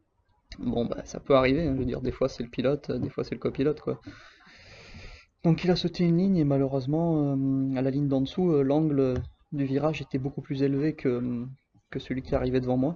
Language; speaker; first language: French; native; French